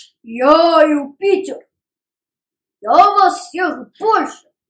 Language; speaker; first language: Russian; early bilingual, heritage; Russian